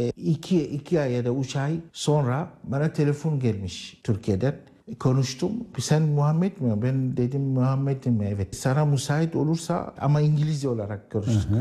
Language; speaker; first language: Turkish; non-native, learner; Arabic